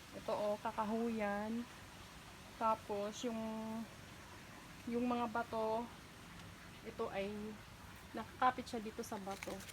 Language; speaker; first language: Filipino; non-native, local second language; Waray